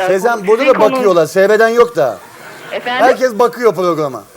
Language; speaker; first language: Turkish; native; Turkish